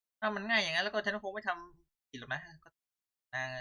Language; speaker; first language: Thai; native; Thai